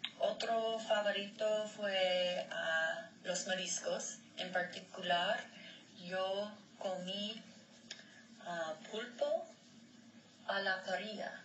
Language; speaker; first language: Spanish; non-native, learner; English